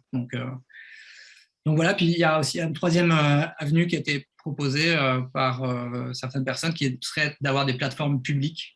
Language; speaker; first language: French; native; French